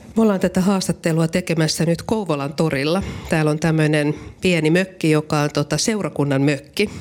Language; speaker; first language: Finnish; native; Finnish